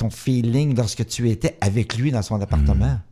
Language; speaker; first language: French; native; French